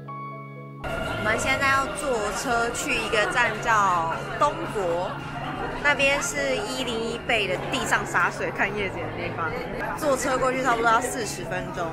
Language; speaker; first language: Chinese; native; Chinese